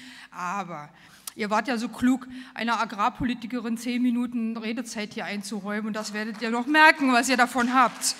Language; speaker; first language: German; native; German